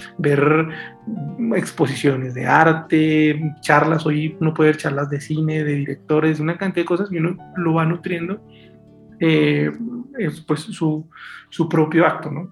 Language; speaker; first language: Spanish; native; Spanish